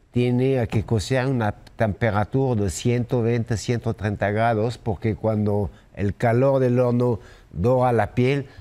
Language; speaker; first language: Spanish; non-native, fluent; French